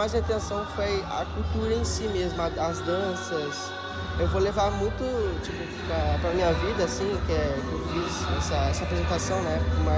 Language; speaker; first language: Portuguese; native; Portuguese